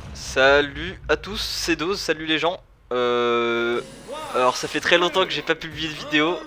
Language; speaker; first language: French; native; French